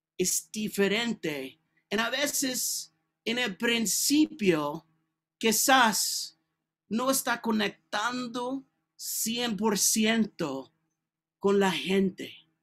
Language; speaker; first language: Spanish; non-native, learner; English